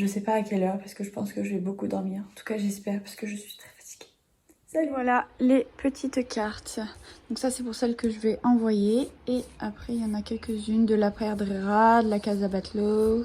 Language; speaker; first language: French; native; French